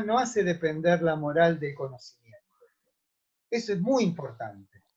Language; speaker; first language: Spanish; native; Spanish